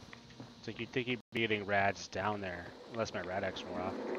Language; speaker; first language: English; native; English